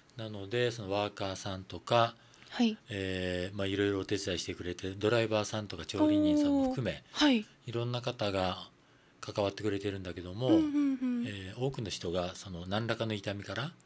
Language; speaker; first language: Japanese; native; Japanese